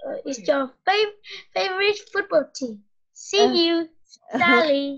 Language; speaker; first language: English; non-native, learner; Vietnamese